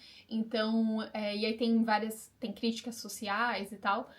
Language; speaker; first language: Portuguese; native; Portuguese